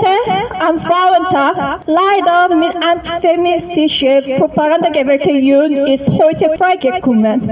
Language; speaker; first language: German; non-native, learner; Korean